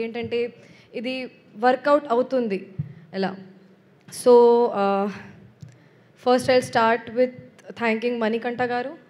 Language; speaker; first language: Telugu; non-native, local second language; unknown